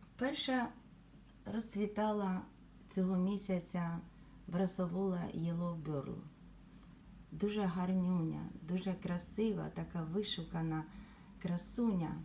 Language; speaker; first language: Ukrainian; native; Ukrainian